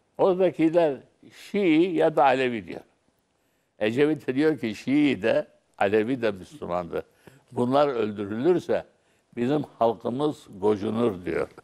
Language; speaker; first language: Turkish; non-native, local second language; Arabic